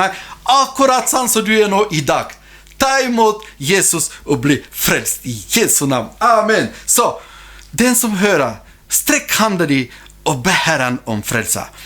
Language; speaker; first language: Norwegian; non-native, fluent; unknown